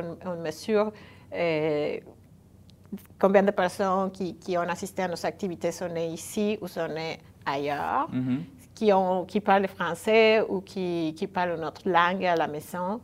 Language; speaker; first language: French; non-native, fluent; Spanish